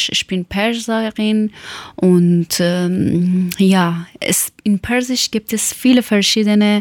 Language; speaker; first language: German; non-native, learner; Persian